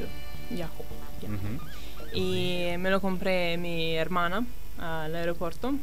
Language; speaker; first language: Spanish; non-native, learner; Italian